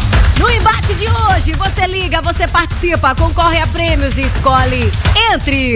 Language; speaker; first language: Portuguese; native; Portuguese